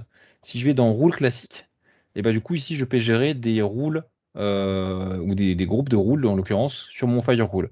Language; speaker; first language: French; native; French